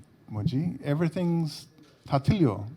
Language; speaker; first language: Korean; non-native, learner; English